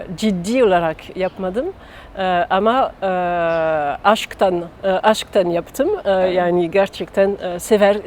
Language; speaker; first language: Turkish; non-native, learner; French